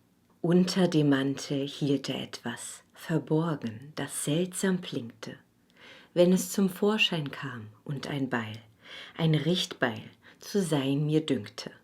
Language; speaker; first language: German; native; German